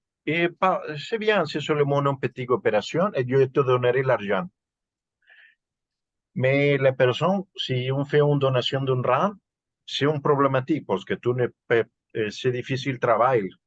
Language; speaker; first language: French; non-native, learner; Spanish